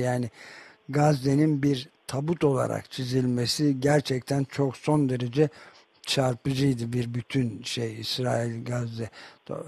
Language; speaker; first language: Turkish; native; Turkish